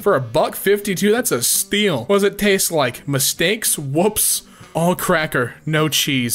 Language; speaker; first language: English; native; English